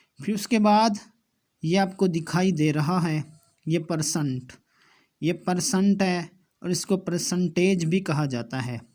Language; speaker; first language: Urdu; native; Urdu